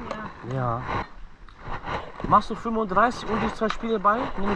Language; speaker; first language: German; non-native, learner; Turkish